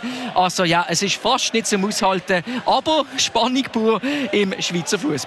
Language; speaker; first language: German; native; German